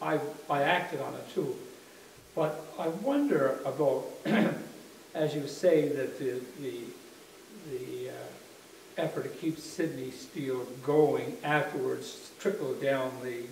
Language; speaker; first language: English; native; English